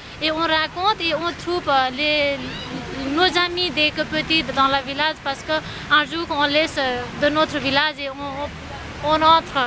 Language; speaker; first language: French; non-native, learner; Nepali